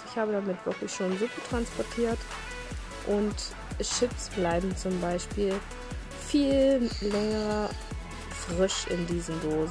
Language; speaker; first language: German; native; German